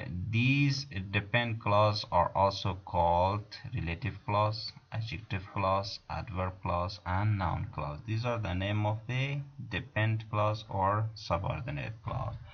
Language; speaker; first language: English; non-native, fluent; Persian